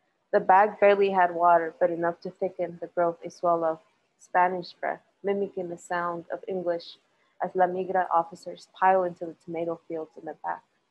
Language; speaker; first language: English; early bilingual, other home language; Spanish